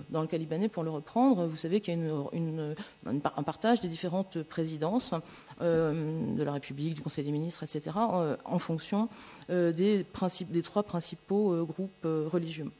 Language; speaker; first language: French; native; French